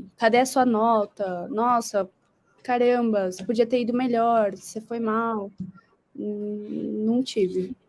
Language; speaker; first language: Portuguese; native; Portuguese